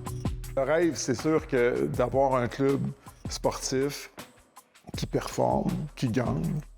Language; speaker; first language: French; native; French